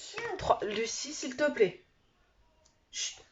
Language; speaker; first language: French; native; French